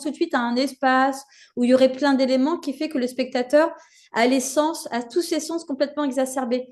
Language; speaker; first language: French; native; French